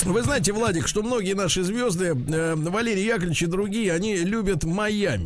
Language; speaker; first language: Russian; native; Russian